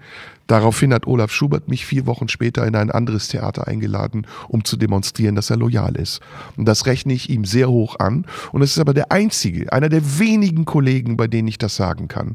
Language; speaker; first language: German; early bilingual, other home language; Turkish